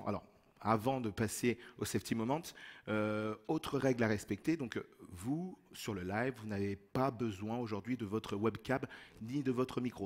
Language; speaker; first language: French; native; French